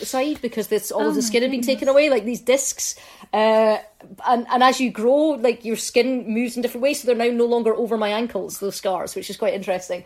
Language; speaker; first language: English; native; English